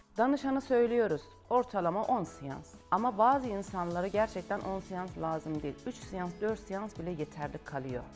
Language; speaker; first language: Turkish; non-native, fluent; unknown